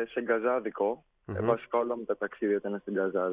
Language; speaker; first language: Greek; native; Greek